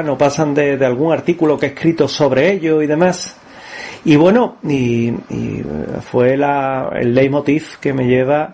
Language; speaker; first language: Spanish; native; Spanish